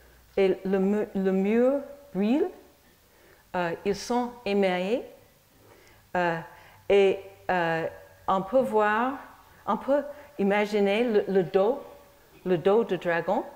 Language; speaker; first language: French; non-native, fluent; English